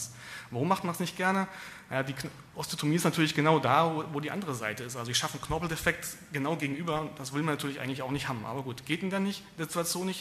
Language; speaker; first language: German; native; German